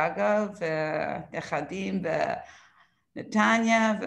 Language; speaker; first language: Hebrew; non-native, learner; English